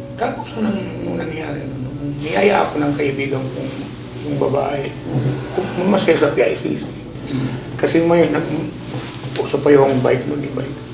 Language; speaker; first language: Filipino; non-native, local second language; Waray